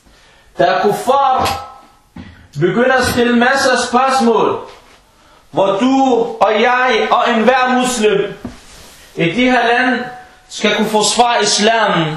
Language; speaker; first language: Danish; early bilingual, other home language; Arabic